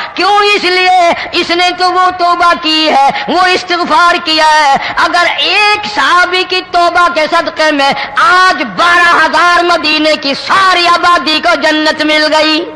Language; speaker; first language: Urdu; non-native, local second language; Saraiki